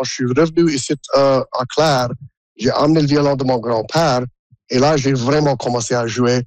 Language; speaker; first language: French; non-native, local second language; English